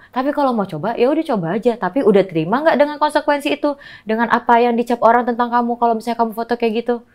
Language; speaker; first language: Indonesian; native; Indonesian